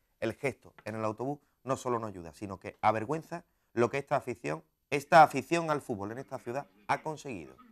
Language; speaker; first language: Spanish; native; Spanish